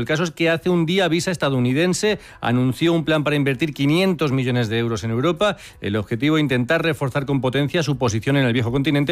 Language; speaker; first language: Spanish; native; Spanish